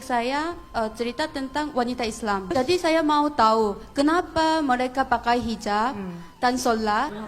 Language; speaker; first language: Indonesian; non-native, fluent; Korean